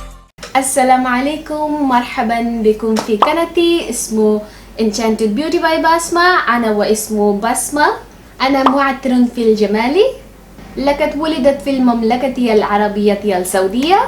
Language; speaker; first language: Arabic; non-native, local second language; Bangla